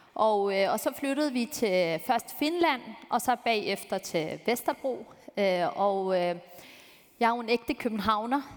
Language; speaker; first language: Danish; early bilingual, other home language; Turkish